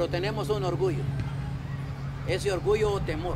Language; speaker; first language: Spanish; native; Spanish